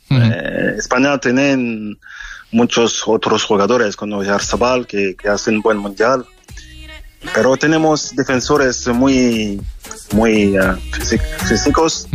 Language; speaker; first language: Spanish; non-native, learner; French